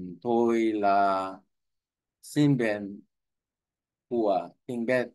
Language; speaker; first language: Vietnamese; non-native, learner; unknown